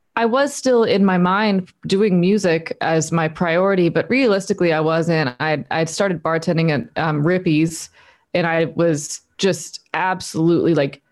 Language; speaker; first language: English; native; English